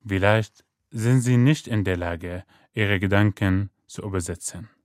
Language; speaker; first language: German; non-native, fluent; Arabic